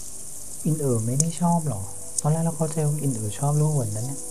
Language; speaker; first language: Thai; native; Thai